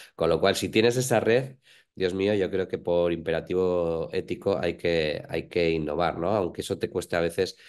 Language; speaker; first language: Spanish; native; Spanish